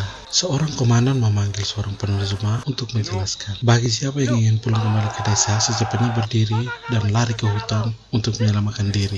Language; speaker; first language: Indonesian; native; Indonesian